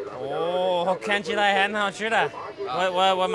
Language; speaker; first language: Chinese; non-native, learner; English